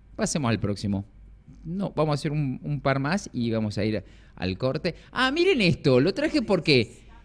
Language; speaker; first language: Spanish; native; Spanish